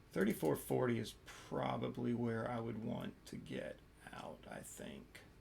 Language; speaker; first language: English; native; English